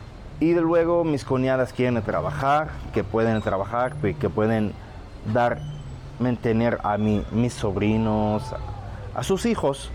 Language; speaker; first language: Spanish; non-native, learner; Arabic